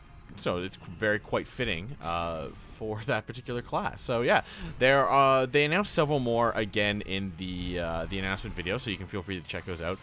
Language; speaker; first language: English; native; English